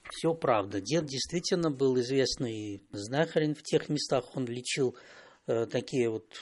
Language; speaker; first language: Russian; non-native, local second language; Belarusian